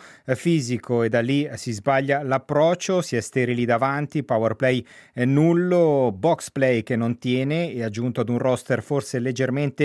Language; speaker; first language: Italian; native; Italian